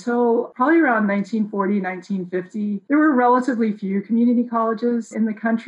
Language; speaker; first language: English; native; English